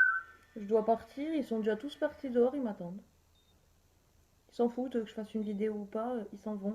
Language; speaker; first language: French; native; French